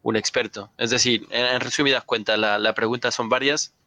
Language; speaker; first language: Spanish; non-native, fluent; French